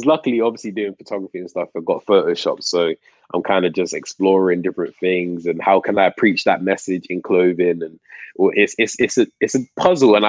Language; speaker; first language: English; native; English